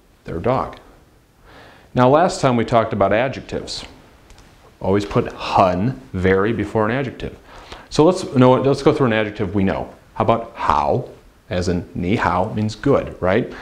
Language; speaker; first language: English; native; English